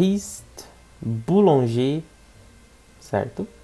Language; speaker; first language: French; non-native, fluent; Portuguese